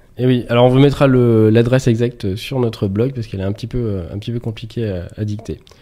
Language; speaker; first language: French; native; French